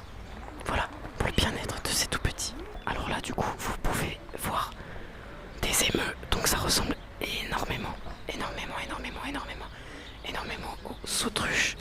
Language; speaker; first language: French; native; French